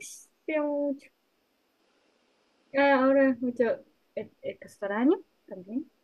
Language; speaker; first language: Spanish; non-native, learner; Japanese